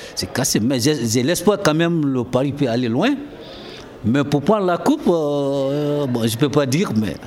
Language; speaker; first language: French; non-native, local second language; Fula